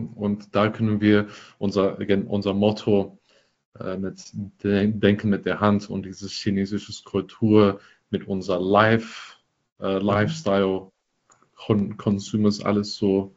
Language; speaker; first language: German; non-native, fluent; English